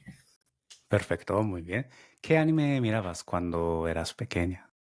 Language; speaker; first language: Spanish; non-native, fluent; Japanese